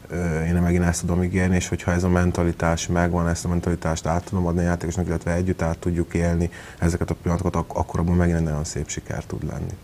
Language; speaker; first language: Hungarian; native; Hungarian